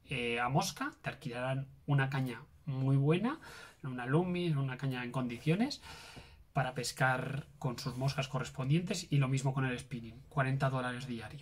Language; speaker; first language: Spanish; native; Spanish